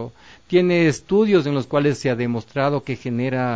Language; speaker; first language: Spanish; native; Spanish